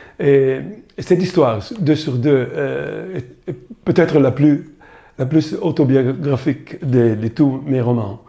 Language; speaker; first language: French; non-native, fluent; Italian